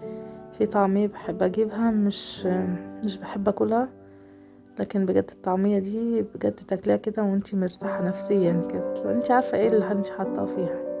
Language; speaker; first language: Arabic; native; Arabic